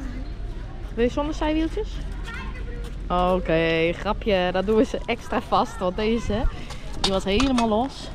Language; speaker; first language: Dutch; native; Dutch